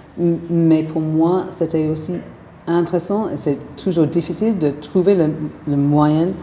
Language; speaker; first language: French; non-native, fluent; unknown